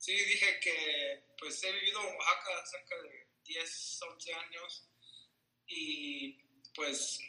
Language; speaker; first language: Spanish; non-native, fluent; English